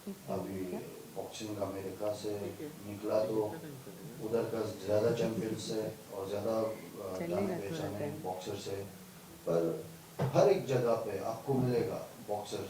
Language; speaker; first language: Hindi; non-native, fluent; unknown